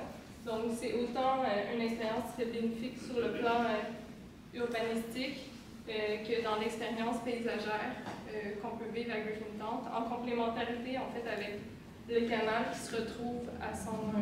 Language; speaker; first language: French; native; French